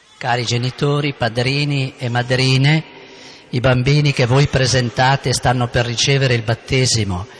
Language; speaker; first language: Italian; native; Italian